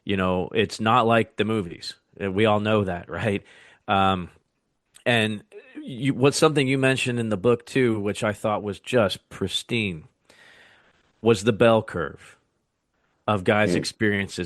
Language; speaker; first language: English; native; English